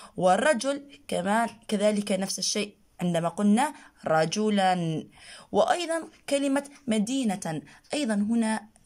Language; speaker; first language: Arabic; native; Arabic